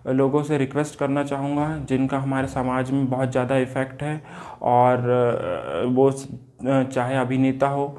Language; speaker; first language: Hindi; native; Hindi